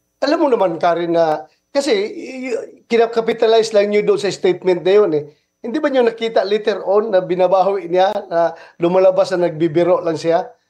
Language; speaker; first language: Filipino; non-native, local second language; Cebuano